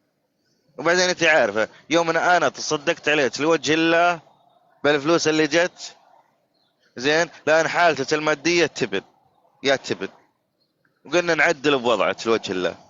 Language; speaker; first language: Arabic; native; Arabic